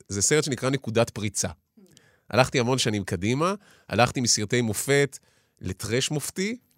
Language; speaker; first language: Hebrew; native; Hebrew